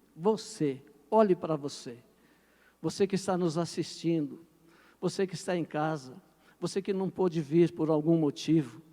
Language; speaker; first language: Portuguese; native; Portuguese